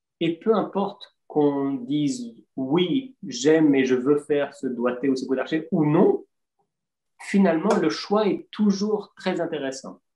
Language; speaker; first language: French; native; French